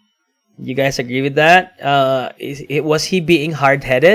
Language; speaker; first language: English; non-native, local second language; Filipino